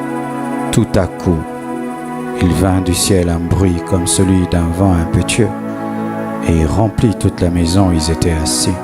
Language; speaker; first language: French; non-native, local second language; Lingala